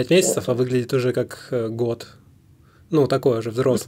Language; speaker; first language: Russian; native; Russian